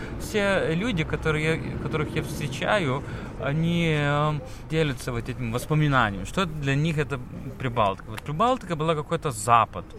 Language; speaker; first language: Russian; non-native, local second language; Lithuanian